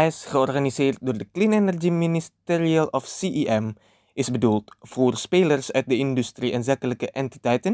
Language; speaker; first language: Dutch; non-native, fluent; Indonesian